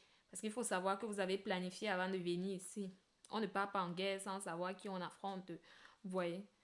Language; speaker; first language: French; native; French